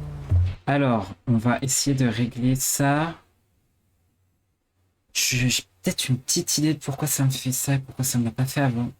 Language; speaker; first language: French; native; French